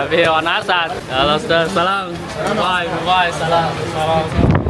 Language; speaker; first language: Arabic; non-native, learner; Chinese